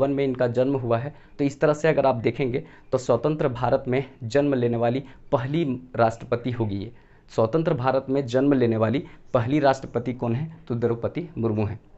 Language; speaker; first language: Hindi; native; Hindi